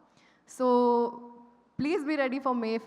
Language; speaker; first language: Telugu; non-native, fluent; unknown